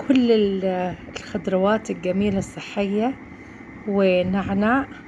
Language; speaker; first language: Arabic; native; Arabic